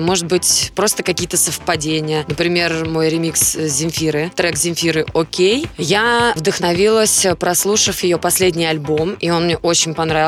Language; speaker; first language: Russian; native; Russian